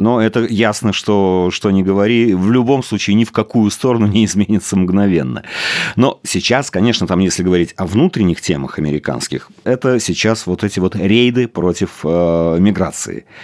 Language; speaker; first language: Russian; native; Russian